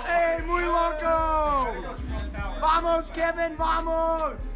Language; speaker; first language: Spanish; non-native, learner; English